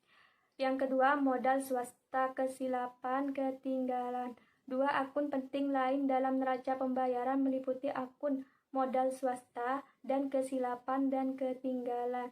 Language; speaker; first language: Indonesian; native; Indonesian